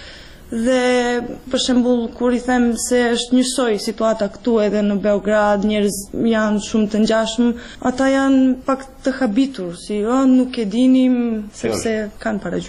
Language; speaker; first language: Albanian; non-native, fluent; Serbian